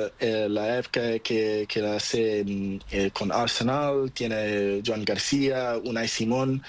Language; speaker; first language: Spanish; non-native, learner; Portuguese